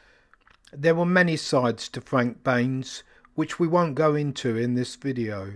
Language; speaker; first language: English; native; English